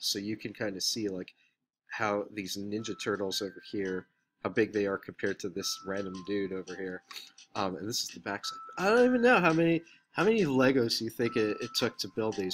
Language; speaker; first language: English; native; English